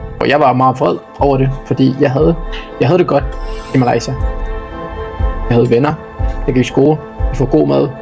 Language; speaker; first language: Danish; early bilingual, other home language; Malay